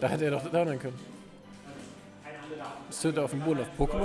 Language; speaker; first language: German; native; German